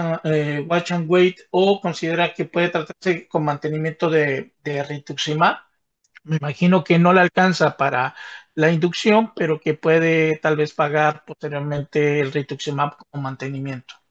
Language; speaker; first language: Spanish; native; Spanish